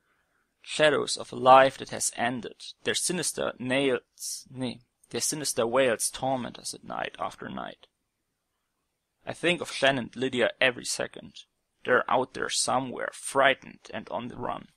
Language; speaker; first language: English; non-native, fluent; German